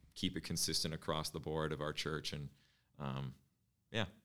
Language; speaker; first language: English; native; English